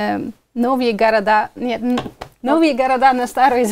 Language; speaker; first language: Russian; non-native, fluent; Dutch